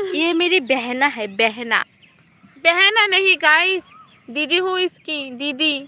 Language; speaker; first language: Hindi; non-native, learner; Bangla